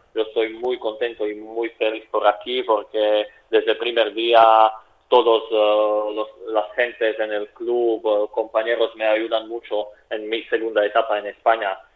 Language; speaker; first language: Spanish; non-native, fluent; Slovak